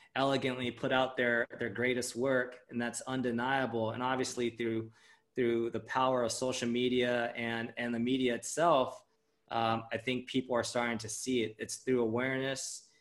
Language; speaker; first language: English; early bilingual, other home language; Japanese